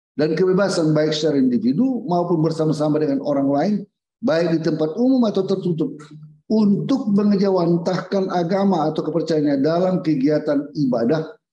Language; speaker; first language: Indonesian; native; Indonesian